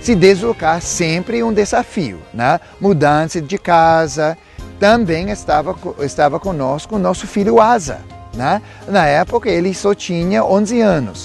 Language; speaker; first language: Portuguese; non-native, fluent; English